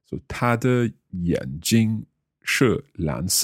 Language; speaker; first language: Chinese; non-native, learner; English